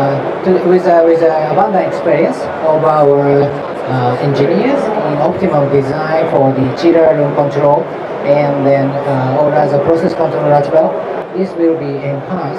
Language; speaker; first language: English; non-native, fluent; Japanese